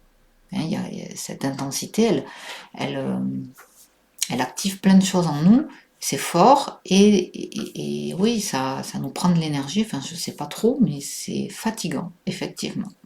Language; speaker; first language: French; native; French